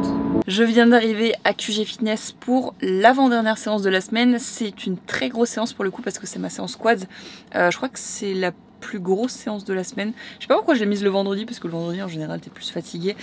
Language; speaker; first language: French; native; French